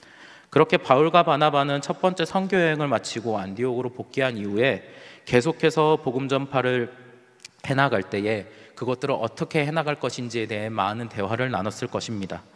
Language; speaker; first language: Korean; native; Korean